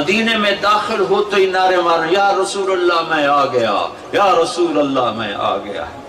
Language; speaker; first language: Urdu; non-native, local second language; Punjabi